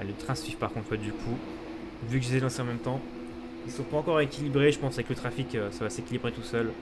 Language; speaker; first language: French; native; French